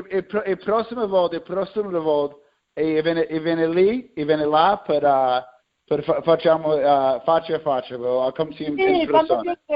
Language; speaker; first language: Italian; non-native, learner; English